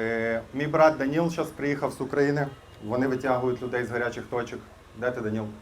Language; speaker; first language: Ukrainian; non-native, local second language; Russian